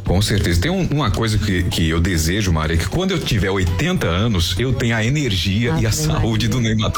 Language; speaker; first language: Portuguese; native; Portuguese